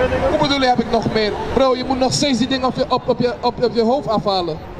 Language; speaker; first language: Dutch; non-native, learner; English